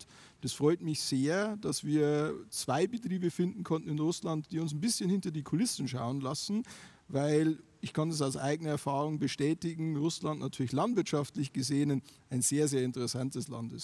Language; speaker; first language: German; native; German